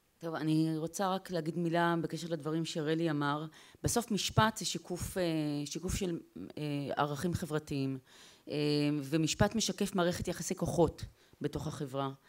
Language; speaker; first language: Hebrew; native; Hebrew